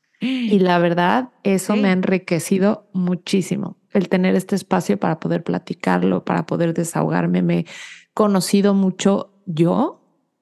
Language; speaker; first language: Spanish; native; Spanish